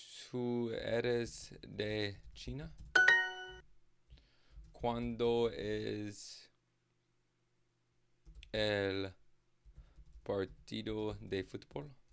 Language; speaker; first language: Spanish; non-native, learner; English